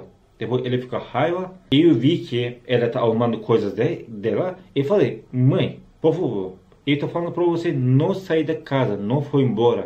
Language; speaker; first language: Portuguese; non-native, learner; Turkish